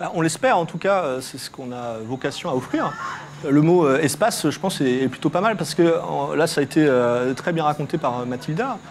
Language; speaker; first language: French; native; French